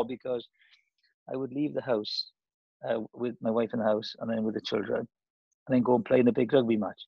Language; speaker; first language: English; native; English